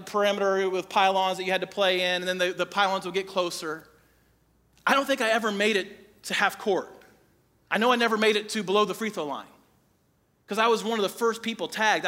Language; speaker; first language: English; native; English